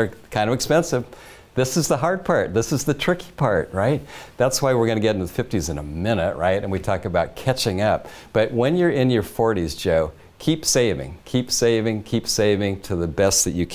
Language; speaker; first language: English; native; English